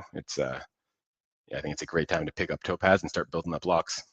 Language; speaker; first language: English; native; English